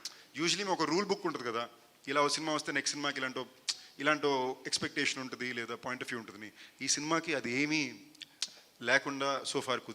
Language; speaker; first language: Telugu; native; Telugu